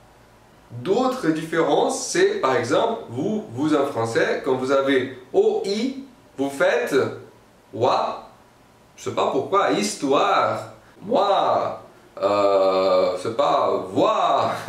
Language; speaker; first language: French; non-native, fluent; Portuguese